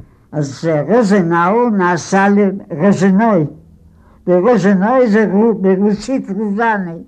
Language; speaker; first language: Hebrew; non-native, fluent; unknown